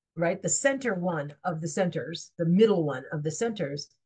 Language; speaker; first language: English; native; English